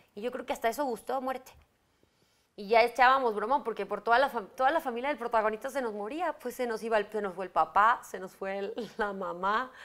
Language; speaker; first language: Spanish; native; Spanish